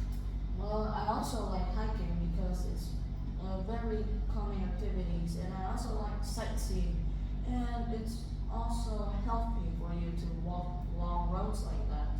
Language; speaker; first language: English; non-native, fluent; Vietnamese